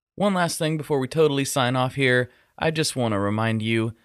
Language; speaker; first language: English; early bilingual, other home language; Italian